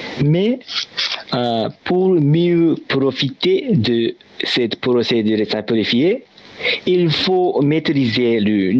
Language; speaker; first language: French; non-native, learner; Japanese